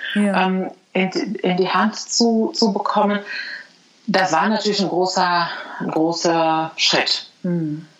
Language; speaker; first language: German; non-native, fluent; Arabic